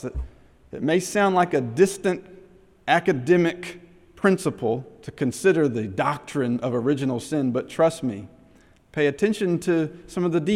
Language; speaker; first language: English; native; English